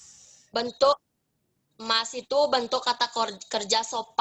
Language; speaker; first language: Indonesian; native; Indonesian